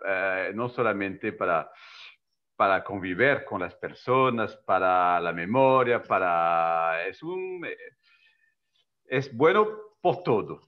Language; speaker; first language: Spanish; non-native, fluent; French